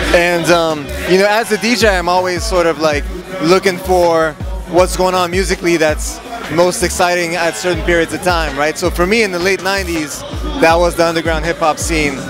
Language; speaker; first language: English; native; English